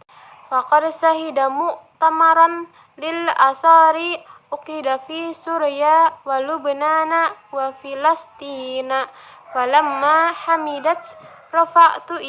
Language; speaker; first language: Arabic; non-native, learner; Indonesian